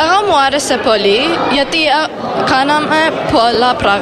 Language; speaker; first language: Greek; early bilingual, heritage; Greek